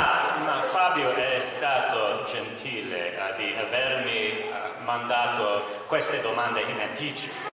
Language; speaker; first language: Italian; non-native, learner; English